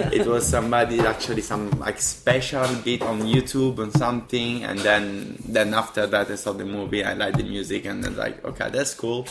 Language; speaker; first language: English; non-native, fluent; Italian